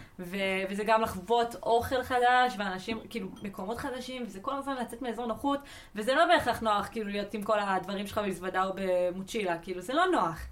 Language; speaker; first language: Hebrew; native; Hebrew